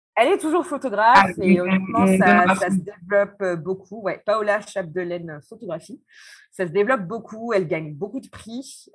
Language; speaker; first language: French; native; French